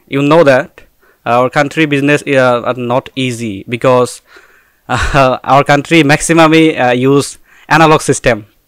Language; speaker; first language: English; non-native, local second language; Bangla